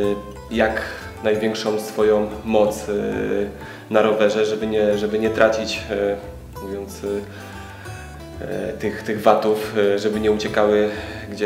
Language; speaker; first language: Polish; native; Polish